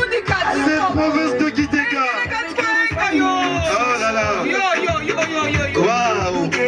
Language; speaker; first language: French; non-native, local second language; Rundi